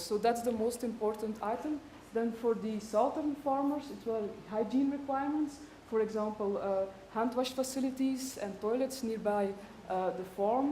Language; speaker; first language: English; non-native, fluent; Dutch